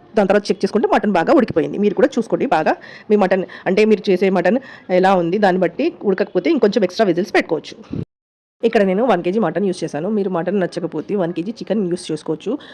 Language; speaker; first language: Telugu; non-native, local second language; Urdu